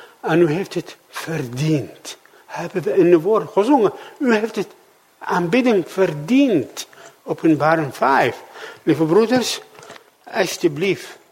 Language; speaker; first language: Dutch; non-native, fluent; Arabic